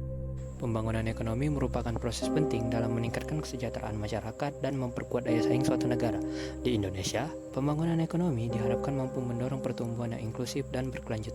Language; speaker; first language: Indonesian; native; Indonesian